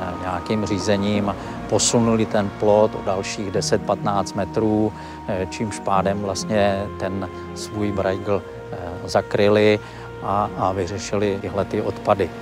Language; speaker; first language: Czech; native; Czech